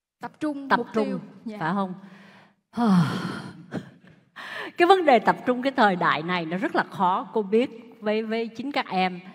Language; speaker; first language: Vietnamese; native; Vietnamese